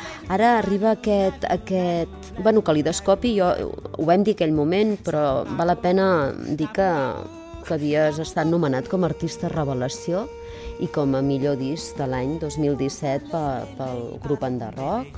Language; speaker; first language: Catalan; native; Catalan